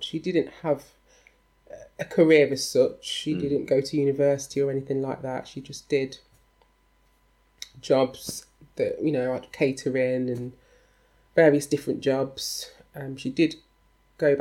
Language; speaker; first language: English; native; English